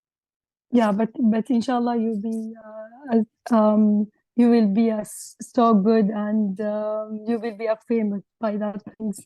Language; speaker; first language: English; non-native, learner; Arabic